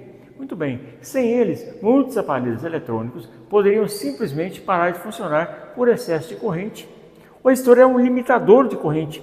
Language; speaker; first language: Portuguese; native; Portuguese